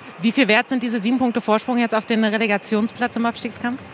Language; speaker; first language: German; native; German